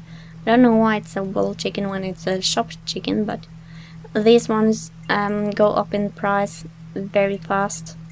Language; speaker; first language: English; non-native, fluent; Norwegian